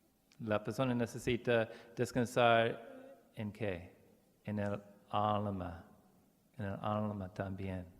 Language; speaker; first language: Spanish; non-native, learner; English